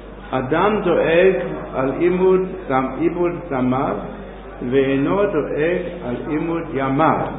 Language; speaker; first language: Hebrew; non-native, fluent; English